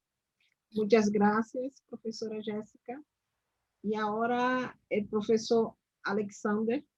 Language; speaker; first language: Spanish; non-native, learner; Portuguese